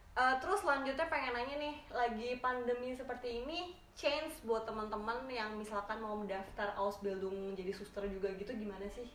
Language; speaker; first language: Indonesian; native; Indonesian